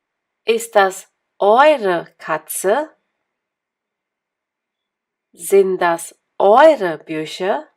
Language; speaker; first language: German; non-native, fluent; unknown